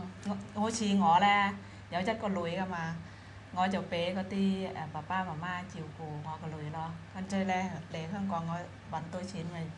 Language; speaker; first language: Cantonese; non-native, fluent; Thai